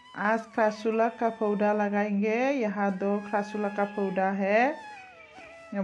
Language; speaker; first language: Hindi; non-native, learner; Bodo